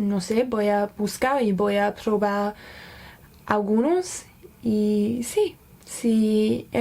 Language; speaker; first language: Spanish; non-native, learner; English